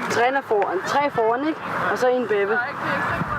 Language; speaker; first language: Danish; early bilingual, other home language; Arabic